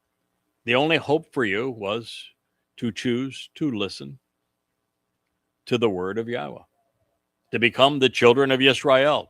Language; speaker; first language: English; native; English